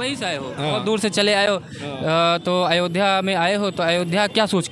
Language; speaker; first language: Hindi; native; Hindi